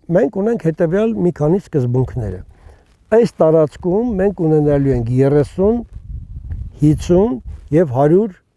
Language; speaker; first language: Armenian; native; Armenian